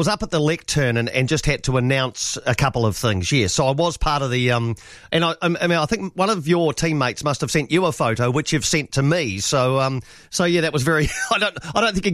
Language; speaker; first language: English; native; English